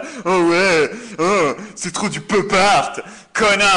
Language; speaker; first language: French; native; French